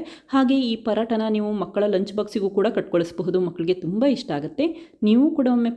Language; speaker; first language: Kannada; native; Kannada